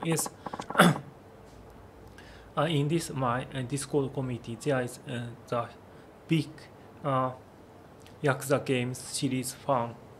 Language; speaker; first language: English; non-native, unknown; Japanese